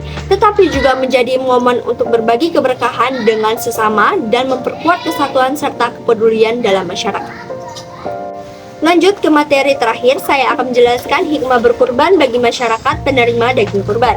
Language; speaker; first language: Indonesian; native; Indonesian